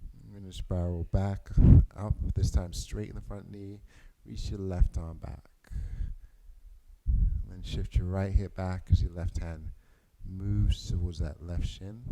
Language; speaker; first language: English; native; English